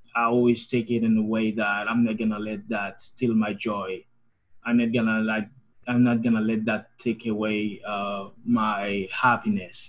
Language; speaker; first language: English; non-native, fluent; Haitian Creole